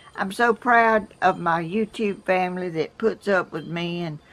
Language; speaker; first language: English; native; English